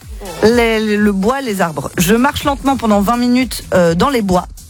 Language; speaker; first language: French; native; French